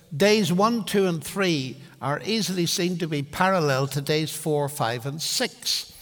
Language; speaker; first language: English; native; English